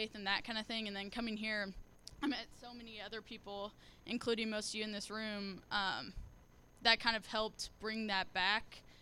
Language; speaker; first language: English; native; English